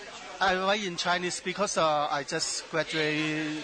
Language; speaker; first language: English; non-native, learner; Chinese